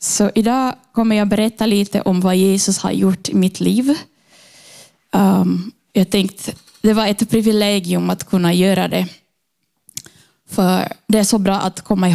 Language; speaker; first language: Swedish; non-native, fluent; Portuguese